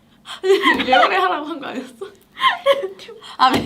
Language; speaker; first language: Korean; native; Korean